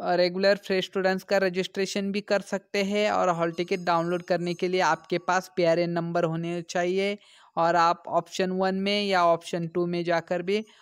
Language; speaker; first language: Hindi; non-native, local second language; Marathi